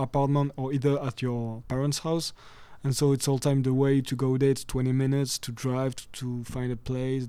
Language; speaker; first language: English; non-native, fluent; French